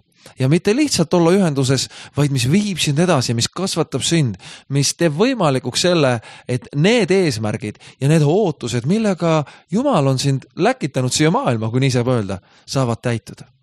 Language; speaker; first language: Estonian; native; Estonian